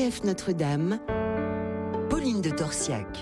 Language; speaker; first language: French; native; French